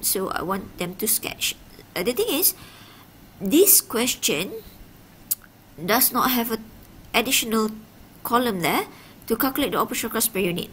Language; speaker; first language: English; non-native, local second language; Malay